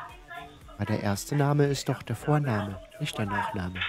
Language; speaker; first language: German; native; German